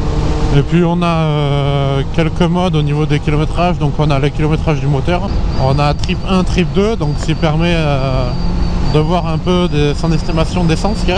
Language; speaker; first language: French; native; French